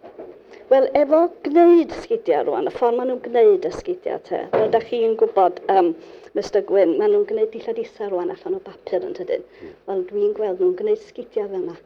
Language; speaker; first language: Welsh; native; Welsh